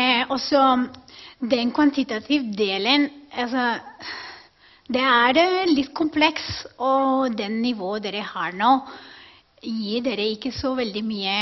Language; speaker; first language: Norwegian; non-native, fluent; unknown